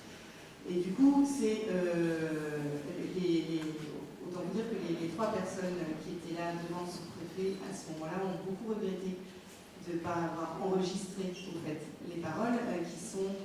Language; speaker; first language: French; native; French